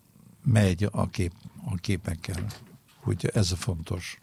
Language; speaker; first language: Hungarian; non-native, fluent; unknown